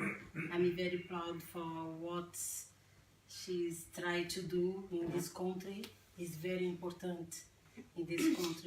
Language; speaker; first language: English; non-native, learner; Portuguese